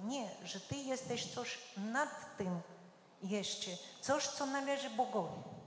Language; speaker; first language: Polish; non-native, fluent; Georgian